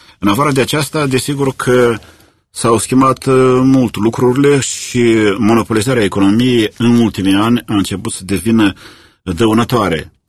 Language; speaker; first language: Romanian; native; Romanian